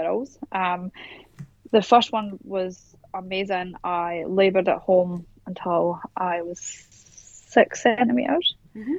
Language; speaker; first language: English; native; English